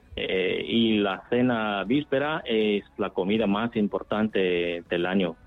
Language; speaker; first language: Spanish; non-native, fluent; Chinese